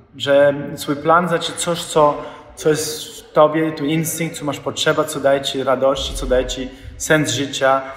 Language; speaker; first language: Polish; non-native, fluent; Italian